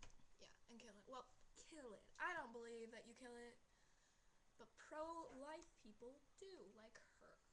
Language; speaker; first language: English; native; English